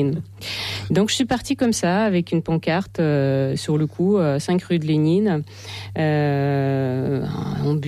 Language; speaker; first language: French; non-native, fluent; Russian